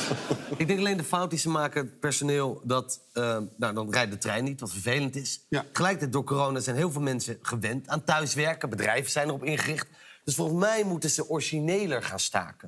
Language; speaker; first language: Dutch; native; Dutch